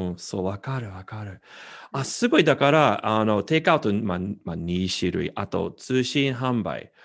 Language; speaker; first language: Japanese; non-native, fluent; English